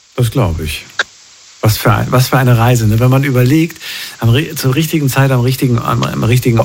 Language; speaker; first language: German; native; German